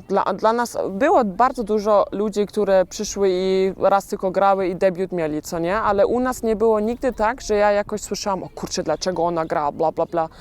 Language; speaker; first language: Polish; early bilingual, heritage; Polish